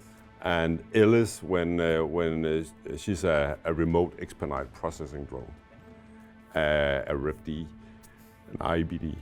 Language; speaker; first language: English; non-native, fluent; Danish